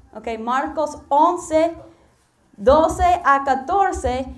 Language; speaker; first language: Spanish; non-native, learner; English